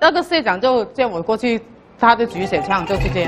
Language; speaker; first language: Chinese; non-native, local second language; Cantonese